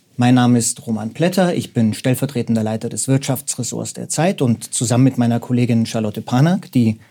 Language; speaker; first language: German; native; German